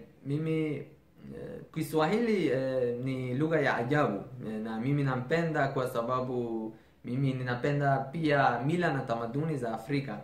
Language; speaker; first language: Swahili; non-native, learner; Persian